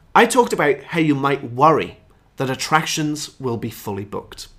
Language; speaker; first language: English; native; English